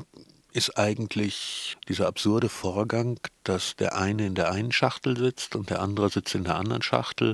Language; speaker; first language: German; native; German